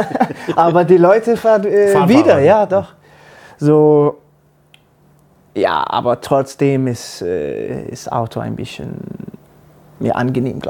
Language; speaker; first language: German; non-native, learner; Danish